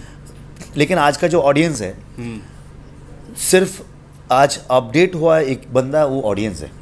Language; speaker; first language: Hindi; non-native, local second language; Kannada